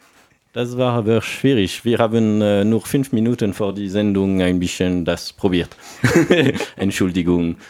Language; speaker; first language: German; non-native, learner; French